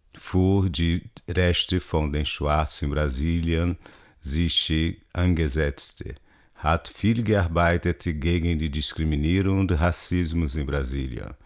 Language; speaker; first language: German; non-native, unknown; Portuguese